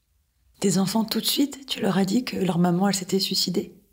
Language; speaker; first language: French; native; French